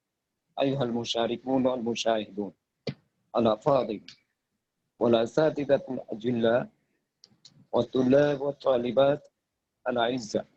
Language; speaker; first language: Arabic; non-native, fluent; Bangla